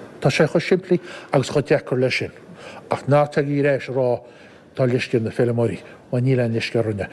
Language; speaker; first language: Irish; native; Irish